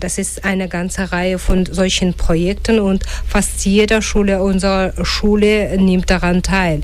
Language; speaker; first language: German; non-native, fluent; Russian